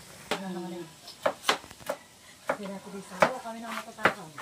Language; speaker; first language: Filipino; native; Filipino